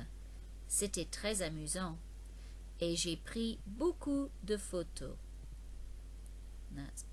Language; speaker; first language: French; non-native, fluent; English